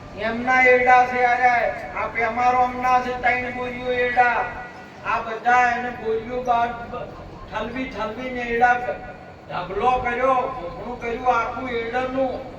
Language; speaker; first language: Gujarati; non-native, local second language; Marwari